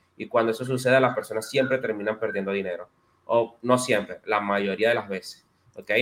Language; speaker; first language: Spanish; native; Spanish